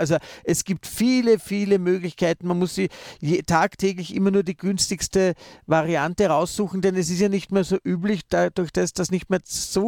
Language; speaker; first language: German; native; German